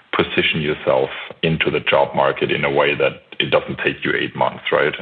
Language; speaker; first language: English; non-native, fluent; German